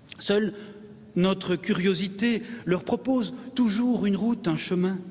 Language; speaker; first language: French; native; French